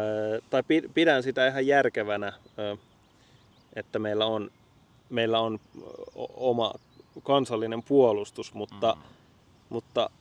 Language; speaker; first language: Finnish; native; Finnish